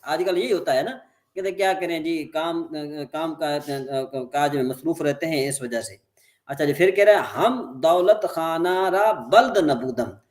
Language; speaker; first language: Urdu; non-native, local second language; Sindhi